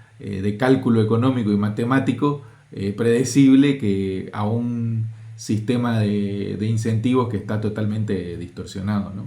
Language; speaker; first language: Spanish; native; Spanish